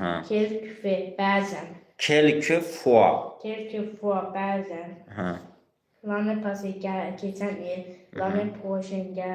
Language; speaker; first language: French; non-native, learner; Azerbaijani